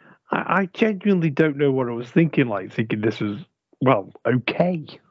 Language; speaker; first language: English; native; English